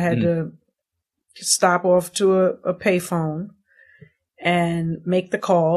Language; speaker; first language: English; native; English